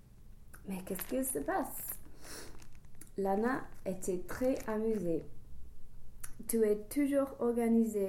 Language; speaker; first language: French; non-native, learner; English